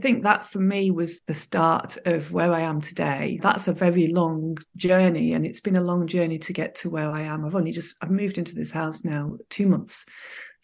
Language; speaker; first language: English; native; English